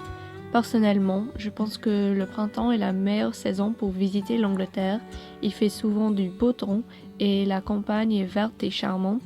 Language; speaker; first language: French; non-native, fluent; English